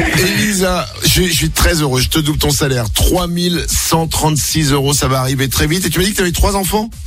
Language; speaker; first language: French; native; French